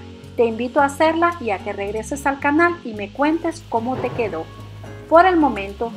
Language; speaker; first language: Spanish; native; Spanish